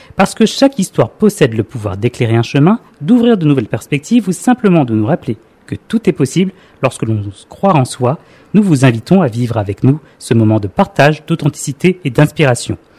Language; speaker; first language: French; native; French